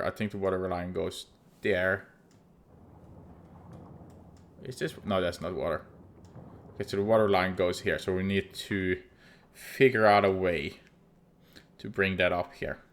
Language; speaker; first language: English; non-native, fluent; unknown